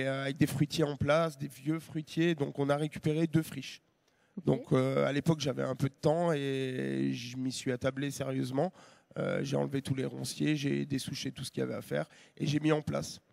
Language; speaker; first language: French; native; French